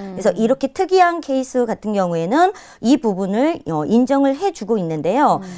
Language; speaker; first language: Korean; native; Korean